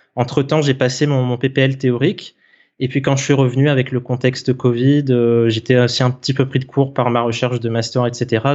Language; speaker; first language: French; native; French